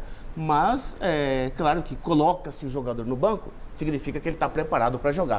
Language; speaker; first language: Portuguese; native; Portuguese